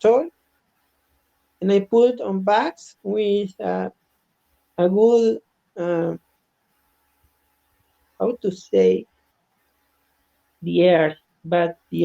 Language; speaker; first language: English; non-native, learner; Spanish